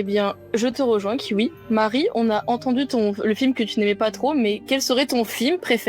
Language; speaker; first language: French; native; French